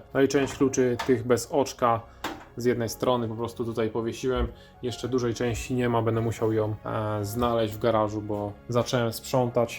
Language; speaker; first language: Polish; native; Polish